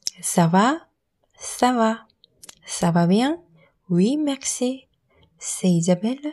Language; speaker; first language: French; non-native, learner; Korean